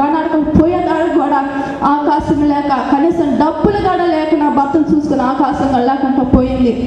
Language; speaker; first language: Telugu; native; Telugu